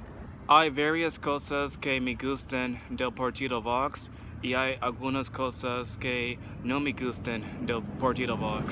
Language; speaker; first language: Spanish; non-native, learner; English